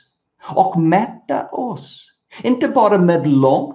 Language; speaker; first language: Swedish; non-native, fluent; English